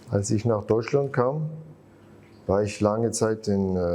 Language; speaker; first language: German; non-native, fluent; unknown